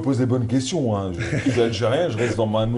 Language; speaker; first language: French; non-native, local second language; Arabic